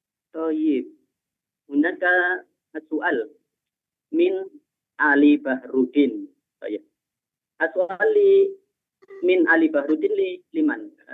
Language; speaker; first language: Arabic; non-native, fluent; Indonesian